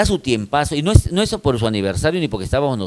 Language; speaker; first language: Spanish; native; Spanish